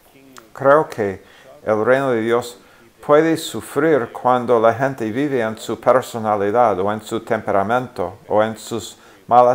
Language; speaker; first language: Spanish; non-native, fluent; English